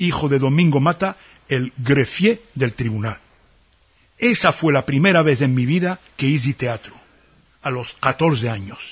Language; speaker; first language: Spanish; early bilingual, heritage; Ladino